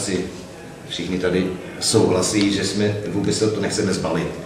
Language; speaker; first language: Czech; non-native, fluent; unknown